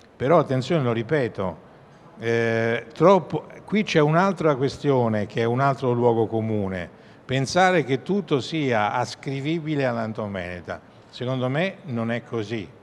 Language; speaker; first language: Italian; native; Italian